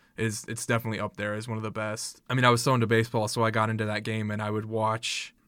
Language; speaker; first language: English; native; English